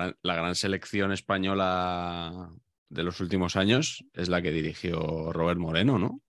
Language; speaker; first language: Spanish; native; Spanish